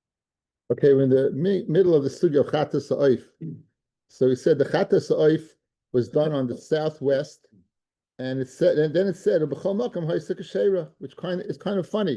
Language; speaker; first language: English; native; English